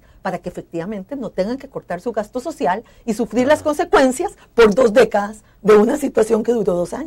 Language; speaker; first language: Spanish; native; Spanish